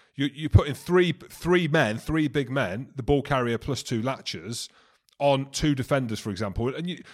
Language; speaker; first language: English; native; English